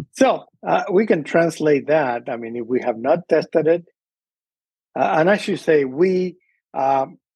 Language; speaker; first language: English; early bilingual, other home language; Spanish